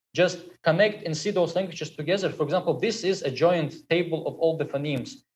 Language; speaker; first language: English; non-native, fluent; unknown